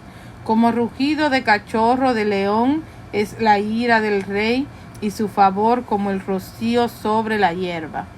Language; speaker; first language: Spanish; early bilingual, heritage; Spanish